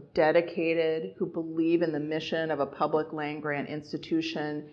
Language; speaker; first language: English; native; English